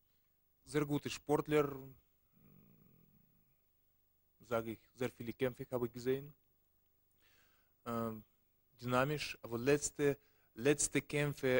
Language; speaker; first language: German; non-native, learner; Russian